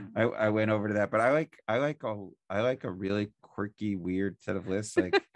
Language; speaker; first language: English; native; English